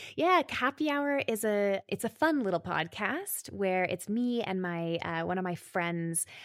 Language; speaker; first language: English; native; English